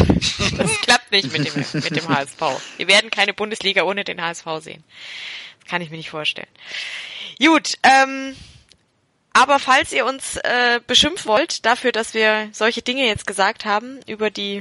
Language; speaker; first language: German; native; German